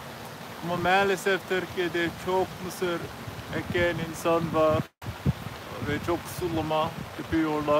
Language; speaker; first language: Turkish; non-native, learner; English